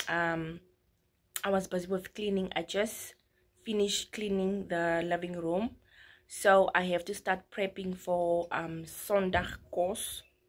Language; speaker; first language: English; non-native, local second language; Afrikaans